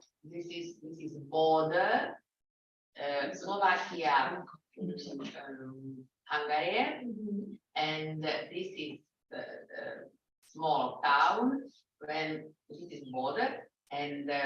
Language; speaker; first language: English; non-native, learner; Slovak